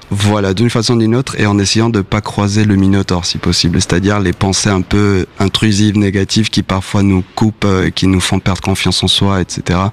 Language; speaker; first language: French; non-native, fluent; Spanish